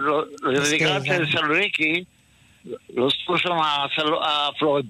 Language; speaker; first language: Spanish; early bilingual, heritage; Ladino